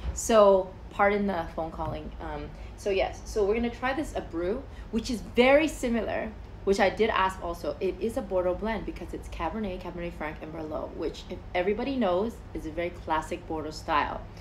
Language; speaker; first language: English; early bilingual, other home language; Chinese